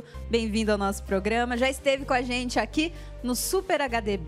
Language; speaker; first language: Portuguese; native; Portuguese